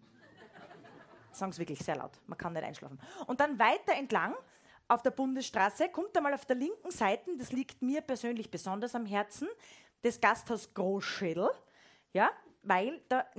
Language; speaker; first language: German; native; German